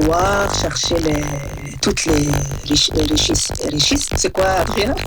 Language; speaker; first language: French; non-native, learner; Arabic